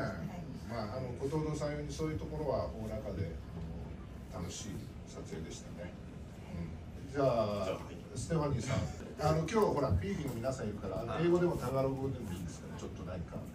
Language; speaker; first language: Japanese; native; Japanese